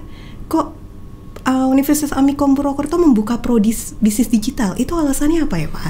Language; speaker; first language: Indonesian; native; Indonesian